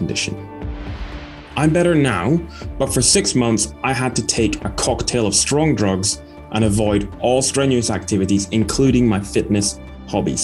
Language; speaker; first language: English; native; English